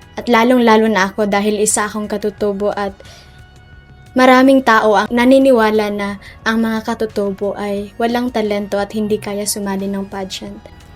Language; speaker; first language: Filipino; non-native, local second language; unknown